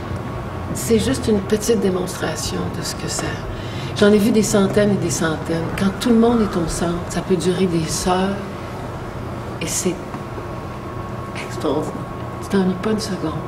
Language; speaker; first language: French; native; French